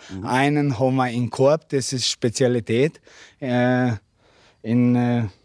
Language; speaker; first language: German; non-native, learner; Slovenian